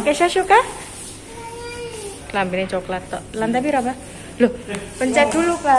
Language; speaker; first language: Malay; non-native, local second language; Javanese